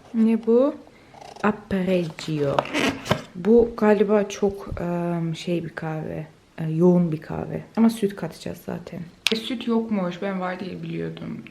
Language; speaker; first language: Turkish; native; Turkish